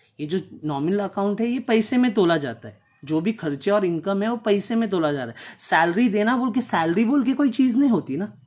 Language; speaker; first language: Hindi; non-native, local second language; Tulu